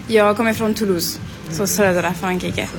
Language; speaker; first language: Swedish; non-native, fluent; French